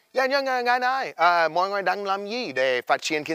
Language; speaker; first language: Vietnamese; non-native, fluent; English